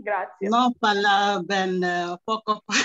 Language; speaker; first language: Italian; non-native, learner; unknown